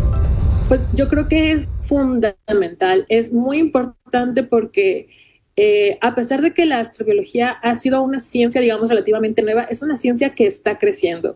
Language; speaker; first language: Spanish; native; Spanish